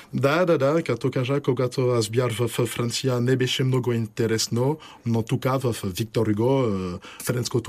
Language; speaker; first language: Bulgarian; non-native, learner; French